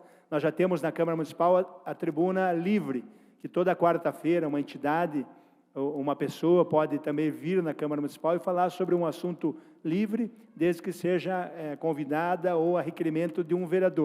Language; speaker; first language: Portuguese; native; Portuguese